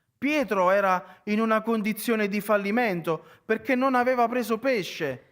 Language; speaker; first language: Italian; native; Italian